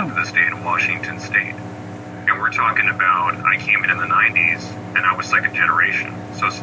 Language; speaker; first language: English; native; English